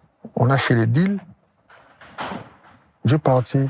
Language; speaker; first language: French; non-native, local second language; Lingala